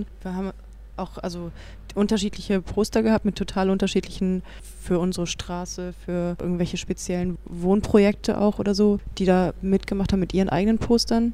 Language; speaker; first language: German; native; German